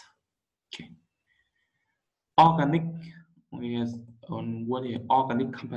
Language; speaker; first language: English; non-native, learner; Vietnamese